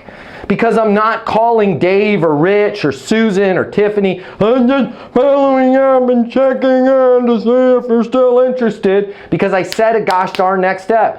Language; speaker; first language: English; native; English